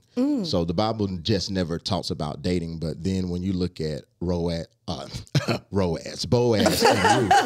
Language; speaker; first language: English; native; English